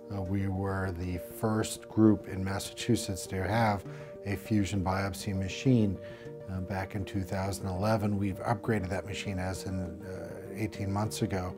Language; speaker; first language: English; native; English